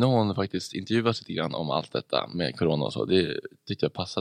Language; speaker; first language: Swedish; native; Swedish